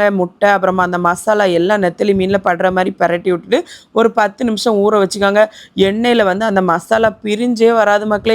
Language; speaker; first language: Tamil; native; Tamil